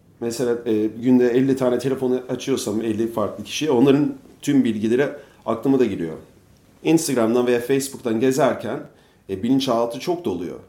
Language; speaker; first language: Turkish; non-native, fluent; English